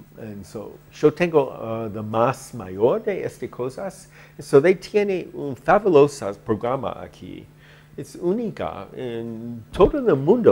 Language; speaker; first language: Spanish; non-native, learner; English